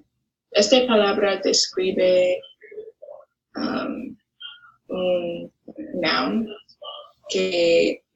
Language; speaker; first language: Spanish; non-native, learner; English